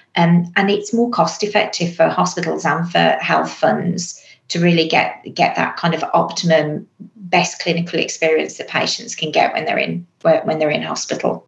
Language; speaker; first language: English; native; English